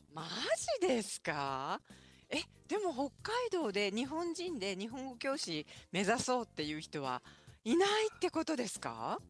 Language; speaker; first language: Japanese; native; Japanese